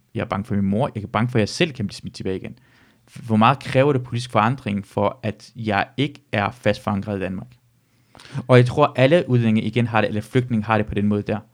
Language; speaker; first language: Danish; early bilingual, other home language; Persian